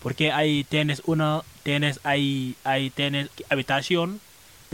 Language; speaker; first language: Spanish; non-native, learner; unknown